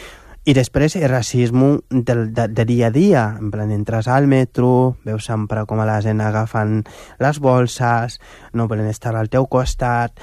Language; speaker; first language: Catalan; non-native, fluent; Wolof